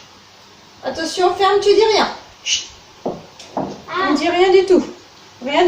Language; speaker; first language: French; native; French